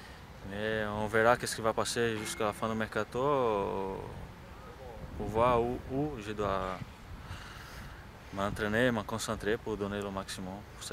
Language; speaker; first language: French; non-native, fluent; Portuguese